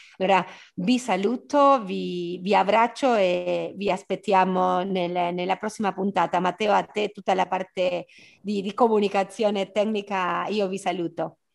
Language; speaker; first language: Italian; non-native, fluent; Spanish